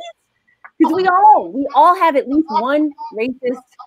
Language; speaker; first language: English; native; English